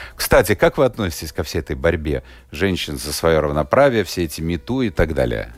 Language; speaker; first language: Russian; native; Russian